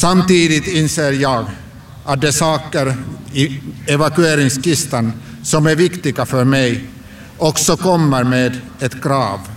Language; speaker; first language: Swedish; non-native, local second language; Finnish